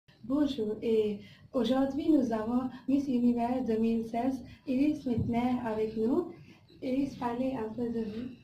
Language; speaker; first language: French; non-native, learner; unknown